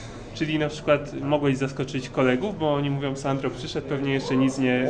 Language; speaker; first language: Polish; native; Polish